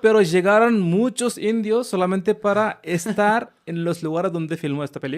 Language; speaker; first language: Spanish; non-native, fluent; Hindi